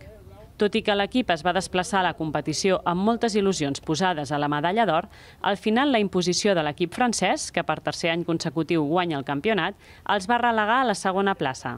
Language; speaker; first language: Catalan; native; Catalan